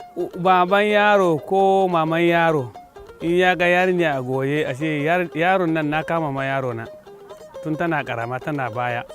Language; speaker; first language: Hausa; non-native, local second language; Fula